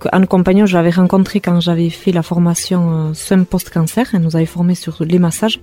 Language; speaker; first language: French; non-native, local second language; Basque